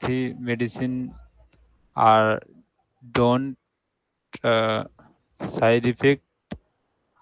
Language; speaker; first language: English; non-native, learner; Bangla